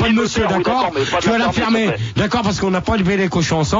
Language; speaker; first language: French; native; French